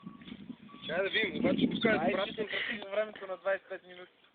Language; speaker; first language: Bulgarian; native; Bulgarian